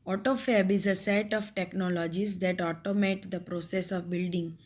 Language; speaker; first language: English; non-native, local second language; Gujarati